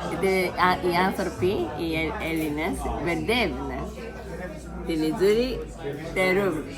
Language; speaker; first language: Greek; non-native, learner; Japanese